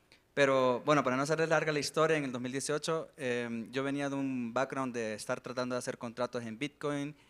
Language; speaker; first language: Spanish; native; Spanish